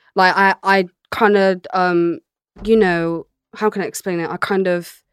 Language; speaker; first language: English; native; English